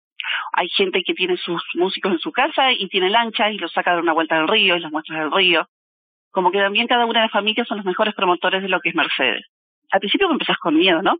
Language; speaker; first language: Spanish; native; Spanish